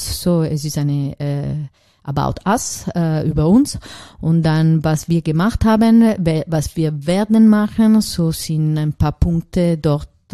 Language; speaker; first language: German; non-native, learner; Italian